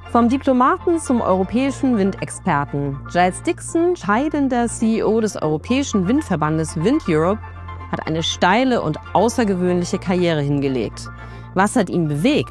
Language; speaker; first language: German; native; German